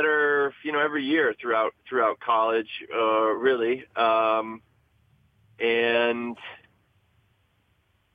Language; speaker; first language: English; native; English